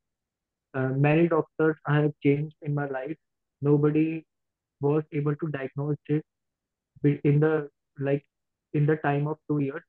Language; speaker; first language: English; non-native, local second language; Hindi